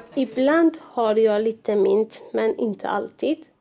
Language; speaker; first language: Swedish; non-native, fluent; Arabic